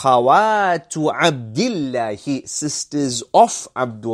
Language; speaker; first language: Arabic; non-native, fluent; English